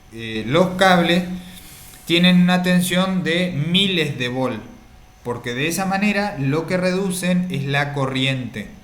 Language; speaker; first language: Spanish; native; Spanish